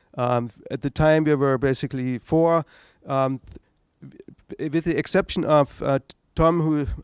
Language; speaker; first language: English; non-native, fluent; German